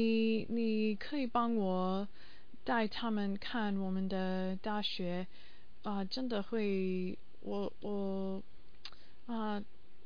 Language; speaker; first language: Chinese; non-native, learner; English